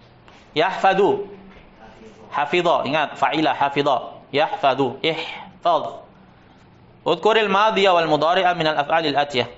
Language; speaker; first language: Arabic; non-native, fluent; Indonesian